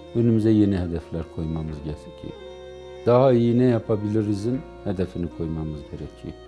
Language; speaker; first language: Turkish; native; Turkish